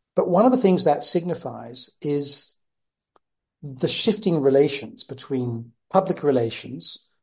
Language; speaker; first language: English; native; English